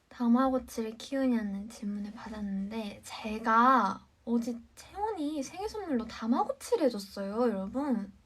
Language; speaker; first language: Korean; native; Korean